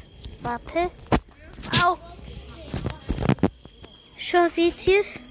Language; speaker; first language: German; early bilingual, other home language; Croatian